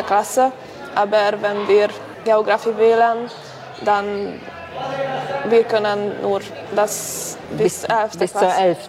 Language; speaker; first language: German; non-native, local second language; Hungarian